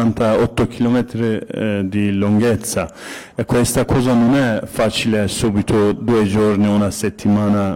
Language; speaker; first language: Italian; non-native, fluent; Kurdish